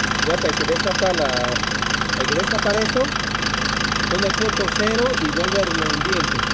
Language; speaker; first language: Spanish; native; Spanish